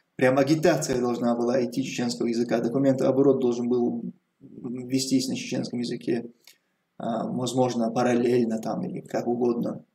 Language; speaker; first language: Russian; non-native, local second language; Chechen